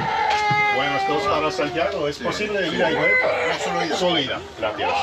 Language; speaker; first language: Spanish; non-native, learner; English